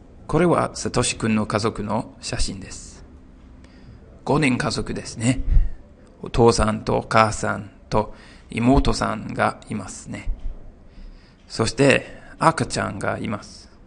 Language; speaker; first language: Japanese; non-native, fluent; English